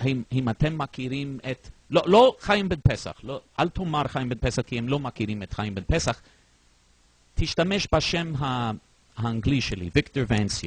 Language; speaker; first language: Hebrew; non-native, fluent; English